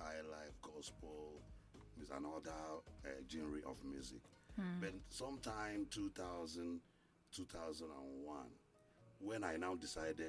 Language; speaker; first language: English; non-native, local second language; Igbo